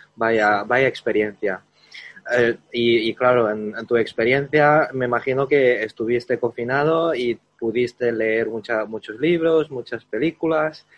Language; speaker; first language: Spanish; non-native, fluent; Chinese